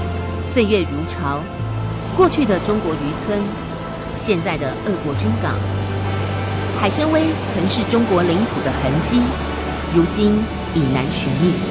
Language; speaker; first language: Chinese; native; Chinese